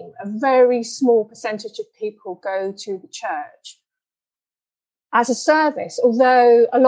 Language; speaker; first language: English; native; English